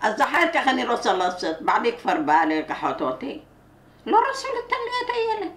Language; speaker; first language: Hebrew; non-native, learner; Arabic